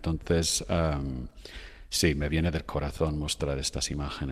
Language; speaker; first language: Spanish; non-native, fluent; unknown